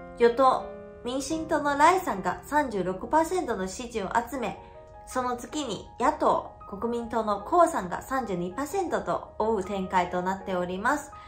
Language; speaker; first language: Japanese; non-native, fluent; Chinese